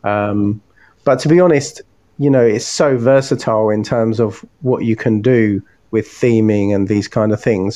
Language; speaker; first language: English; native; English